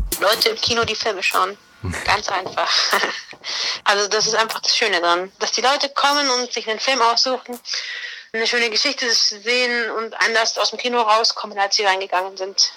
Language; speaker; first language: German; native; German